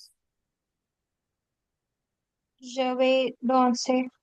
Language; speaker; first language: French; non-native, learner; Hindi